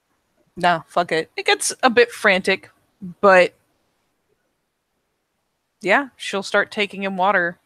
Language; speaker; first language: English; native; English